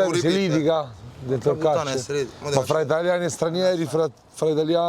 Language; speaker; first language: Italian; native; Italian